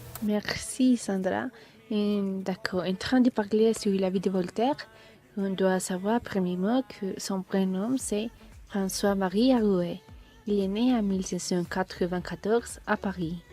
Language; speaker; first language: French; non-native, learner; Spanish